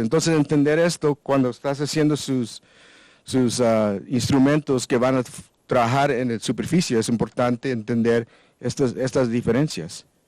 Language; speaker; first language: Spanish; non-native, learner; English